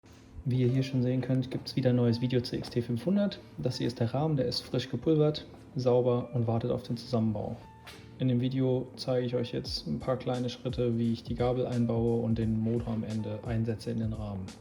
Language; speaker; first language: German; native; German